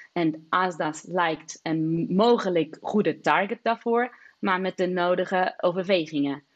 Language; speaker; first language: Dutch; non-native, fluent; Portuguese